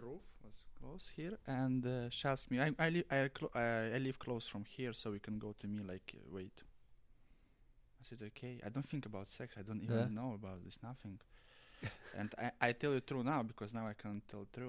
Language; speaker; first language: English; non-native, learner; Russian